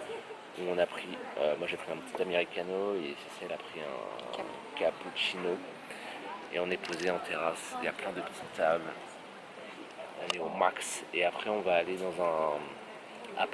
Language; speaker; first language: French; native; French